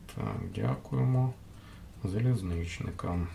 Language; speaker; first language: Ukrainian; non-native, local second language; Russian